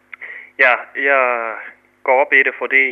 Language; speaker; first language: Danish; non-native, fluent; English